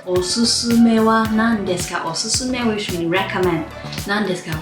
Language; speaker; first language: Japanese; non-native, fluent; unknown